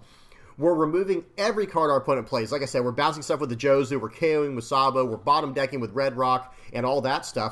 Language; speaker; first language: English; native; English